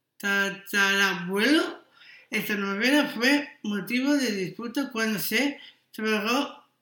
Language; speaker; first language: Spanish; non-native, local second language; Catalan